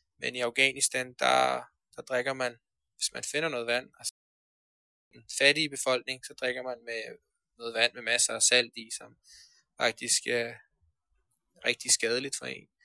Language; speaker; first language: Danish; early bilingual, other home language; Persian